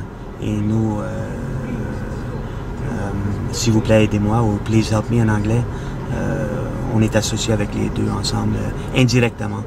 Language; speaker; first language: French; native; French